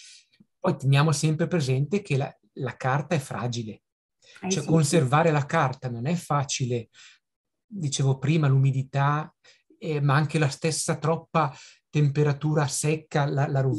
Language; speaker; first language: Italian; native; Italian